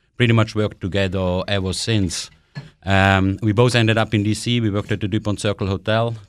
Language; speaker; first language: English; non-native, fluent; German